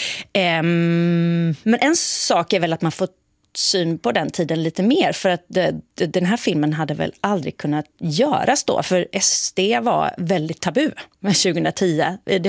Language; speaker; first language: Swedish; native; Swedish